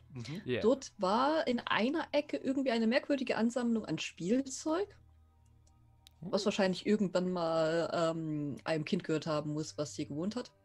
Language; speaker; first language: German; native; German